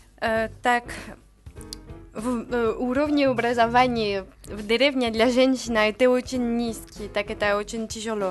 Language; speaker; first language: Russian; non-native, learner; French